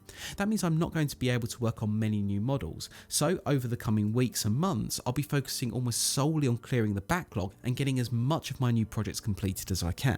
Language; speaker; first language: English; native; English